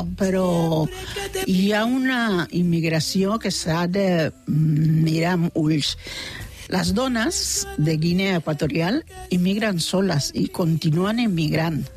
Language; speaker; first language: Catalan; non-native, fluent; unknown